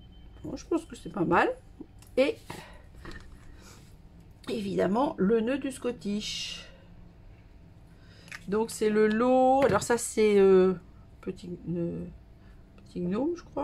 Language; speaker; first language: French; native; French